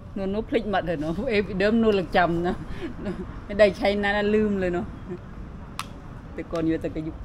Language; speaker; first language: Thai; native; Thai